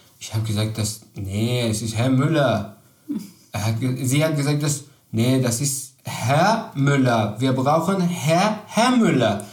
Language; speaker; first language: German; non-native, learner; Persian